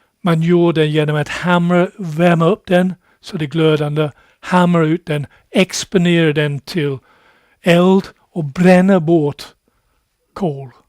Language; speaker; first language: Swedish; non-native, fluent; English